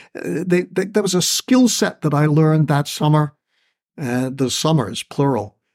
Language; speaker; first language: English; native; English